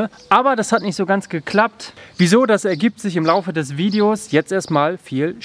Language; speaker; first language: German; native; German